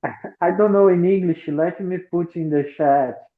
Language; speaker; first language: English; non-native, learner; Portuguese